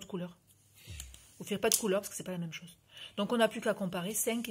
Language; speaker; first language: French; native; French